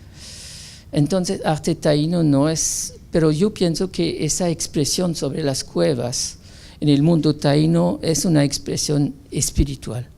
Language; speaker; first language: Spanish; non-native, fluent; French